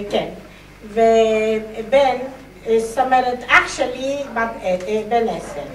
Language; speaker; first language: Hebrew; non-native, fluent; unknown